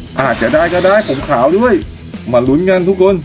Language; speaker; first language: Thai; native; Thai